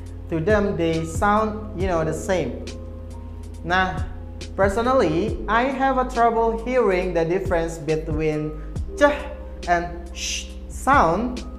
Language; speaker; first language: English; non-native, fluent; Indonesian